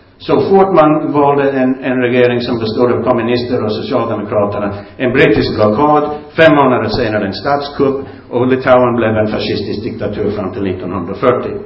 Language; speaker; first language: Swedish; non-native, fluent; English